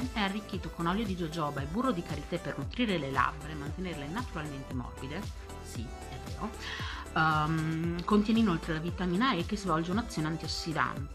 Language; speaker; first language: Italian; native; Italian